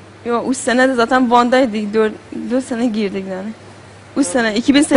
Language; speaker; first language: Turkish; non-native, learner; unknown